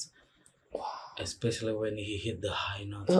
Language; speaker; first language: English; non-native, learner; Indonesian